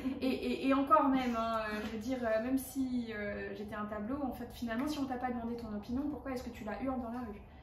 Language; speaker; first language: French; native; French